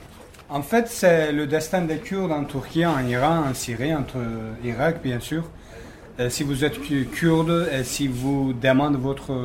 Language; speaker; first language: French; non-native, fluent; Kurdish